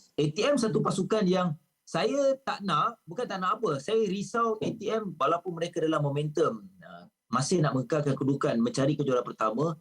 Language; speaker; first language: Malay; native; Malay